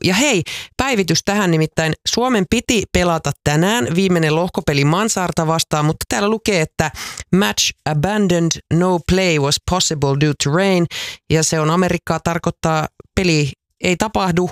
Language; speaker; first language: Finnish; native; Finnish